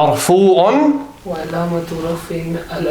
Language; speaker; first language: Arabic; non-native, learner; English